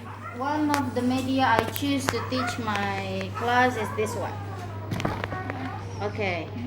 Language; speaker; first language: English; non-native, fluent; Indonesian